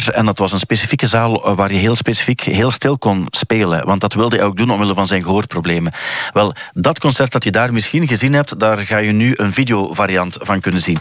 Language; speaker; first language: Dutch; native; Dutch